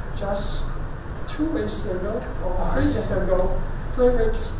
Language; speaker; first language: English; non-native, learner; Chinese